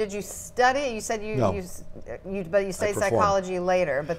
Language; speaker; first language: English; native; English